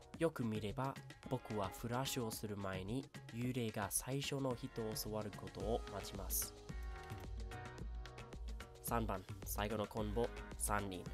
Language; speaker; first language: Japanese; non-native, learner; English